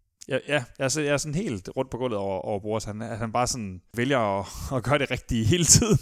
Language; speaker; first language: Danish; native; Danish